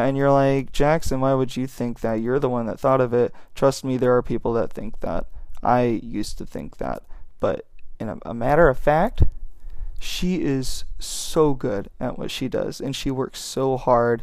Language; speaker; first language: English; native; English